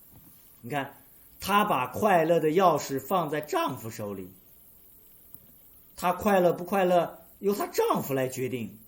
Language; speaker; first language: Chinese; native; Chinese